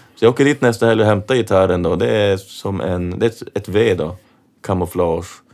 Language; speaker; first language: Swedish; native; Swedish